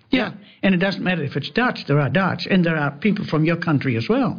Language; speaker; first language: English; non-native, fluent; Dutch